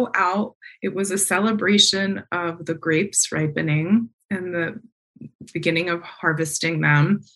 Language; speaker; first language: English; native; English